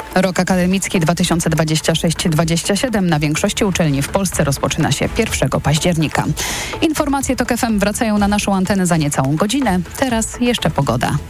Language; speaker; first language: Polish; native; Polish